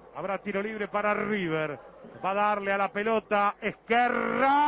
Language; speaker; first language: Spanish; native; Spanish